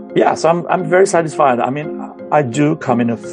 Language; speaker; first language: English; non-native, fluent; Romanian